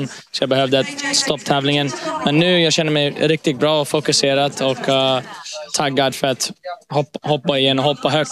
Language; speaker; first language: Swedish; early bilingual, heritage; English